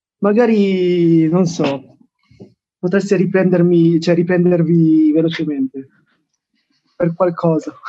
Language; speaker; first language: Italian; early bilingual, other home language; Filipino